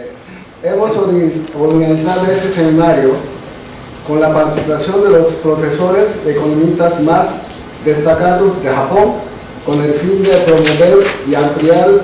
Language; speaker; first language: Spanish; non-native, fluent; Japanese